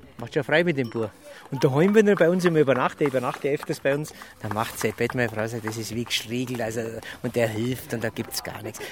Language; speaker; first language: German; native; German